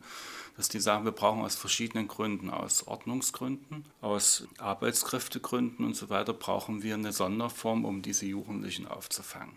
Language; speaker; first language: German; native; German